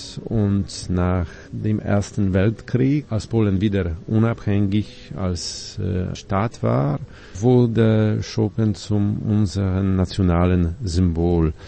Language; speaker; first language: German; non-native, fluent; Polish